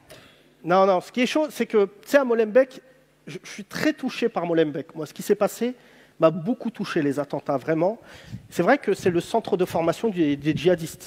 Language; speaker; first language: French; native; French